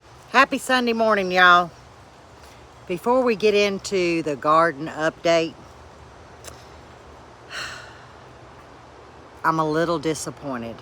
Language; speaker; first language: English; native; English